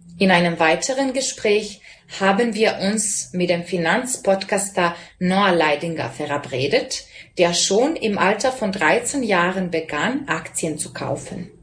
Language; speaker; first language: German; non-native, fluent; Serbian